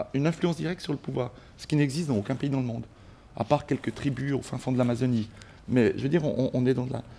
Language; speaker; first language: French; early bilingual, other home language; Spanish